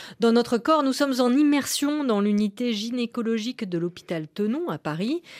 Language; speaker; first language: French; native; French